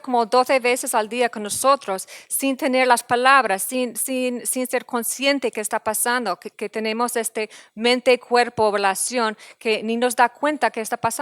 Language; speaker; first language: Spanish; non-native, fluent; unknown